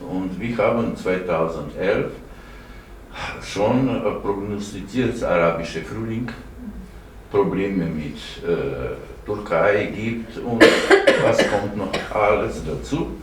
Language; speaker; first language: German; non-native, learner; Slovenian